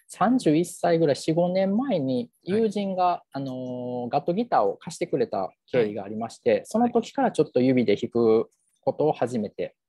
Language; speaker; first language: Japanese; native; Japanese